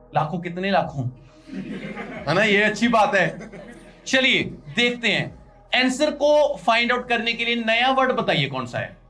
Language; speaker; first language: Hindi; non-native, local second language; Punjabi